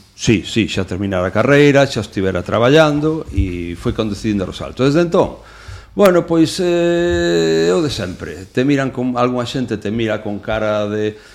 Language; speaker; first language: Galician; non-native, local second language; Spanish